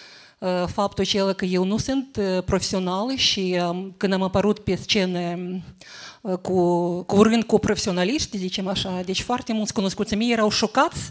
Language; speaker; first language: Romanian; native; Romanian